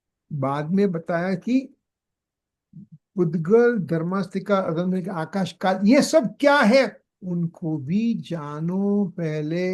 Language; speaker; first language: Hindi; non-native, local second language; Gujarati